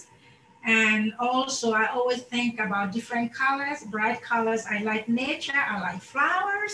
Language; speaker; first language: English; non-native, local second language; Akan